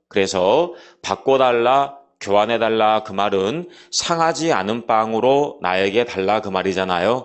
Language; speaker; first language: Korean; native; Korean